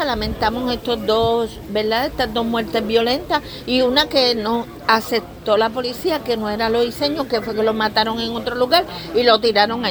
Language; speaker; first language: Spanish; native; Spanish